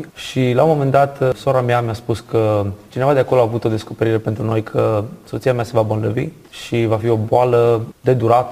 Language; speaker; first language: Romanian; native; Romanian